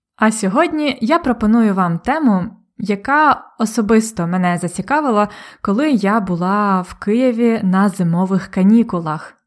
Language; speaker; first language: Ukrainian; native; Ukrainian